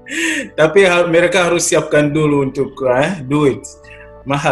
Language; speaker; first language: Indonesian; non-native, learner; English